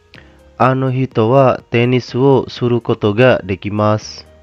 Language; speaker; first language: Japanese; non-native, fluent; Indonesian